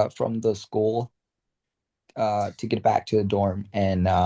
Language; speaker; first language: English; non-native, learner; Vietnamese